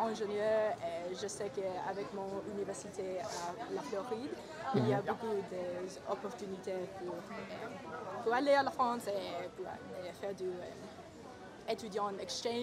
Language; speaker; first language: French; non-native, learner; English